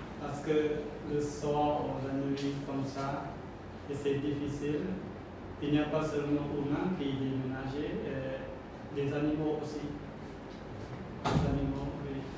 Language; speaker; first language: French; non-native, learner; Khmer